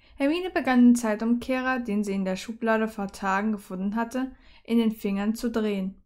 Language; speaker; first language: German; native; German